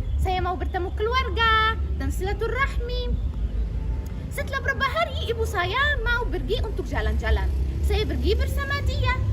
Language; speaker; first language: Indonesian; non-native, fluent; Arabic